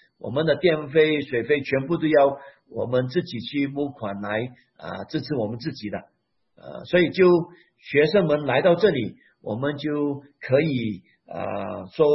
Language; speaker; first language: Chinese; non-native, local second language; Hakka Chinese